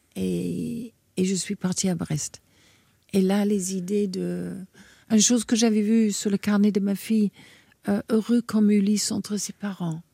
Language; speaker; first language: French; non-native, fluent; English